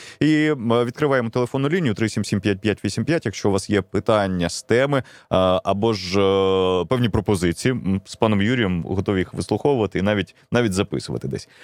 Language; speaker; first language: Ukrainian; native; Ukrainian